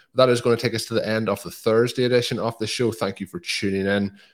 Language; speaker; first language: English; native; English